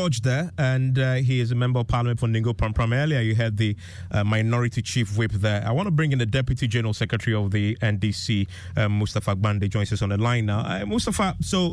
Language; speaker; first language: English; non-native, local second language; Akan